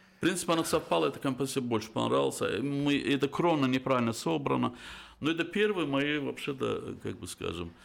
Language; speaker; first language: Russian; non-native, local second language; Azerbaijani